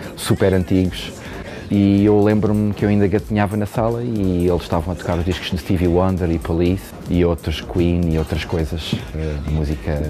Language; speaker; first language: Portuguese; native; Portuguese